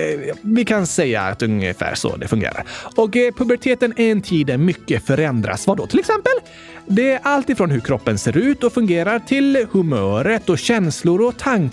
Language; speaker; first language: Swedish; native; Swedish